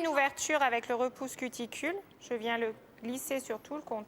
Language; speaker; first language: French; native; French